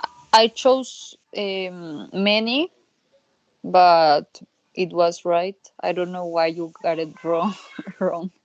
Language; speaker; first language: English; non-native, learner; Spanish